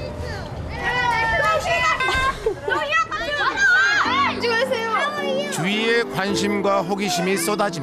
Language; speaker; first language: Korean; native; Korean